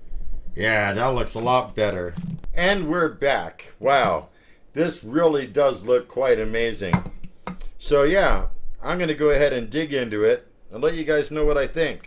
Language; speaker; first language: English; native; English